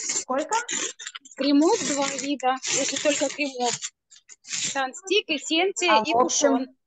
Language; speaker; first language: Russian; non-native, learner; Korean